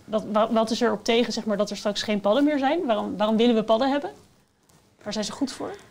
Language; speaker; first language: Dutch; native; Dutch